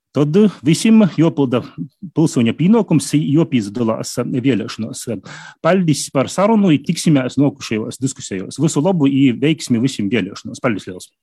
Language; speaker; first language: Latvian; native; Latvian